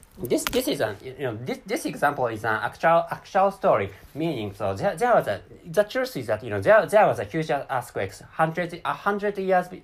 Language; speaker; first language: English; non-native, learner; Japanese